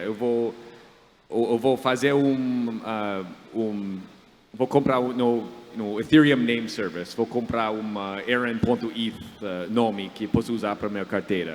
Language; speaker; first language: Portuguese; non-native, fluent; English